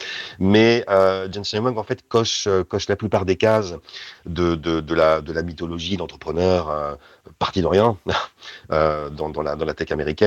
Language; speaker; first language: French; native; French